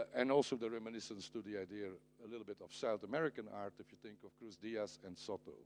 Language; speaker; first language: English; non-native, fluent; Dutch